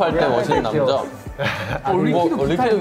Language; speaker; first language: Korean; native; Korean